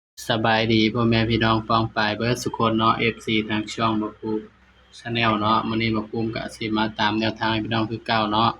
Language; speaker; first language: Thai; non-native, local second language; Lao